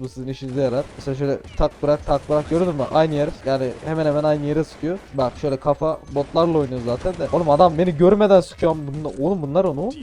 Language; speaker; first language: Turkish; native; Turkish